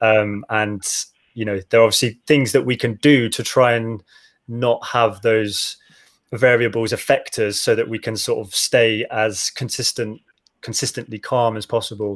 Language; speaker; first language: English; native; English